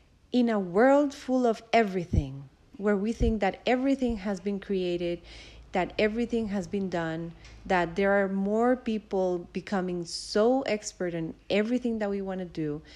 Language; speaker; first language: English; non-native, fluent; Spanish